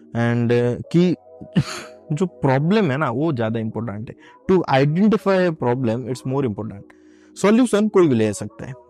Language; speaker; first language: Hindi; non-native, local second language; Odia